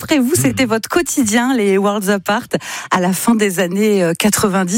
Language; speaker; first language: French; native; French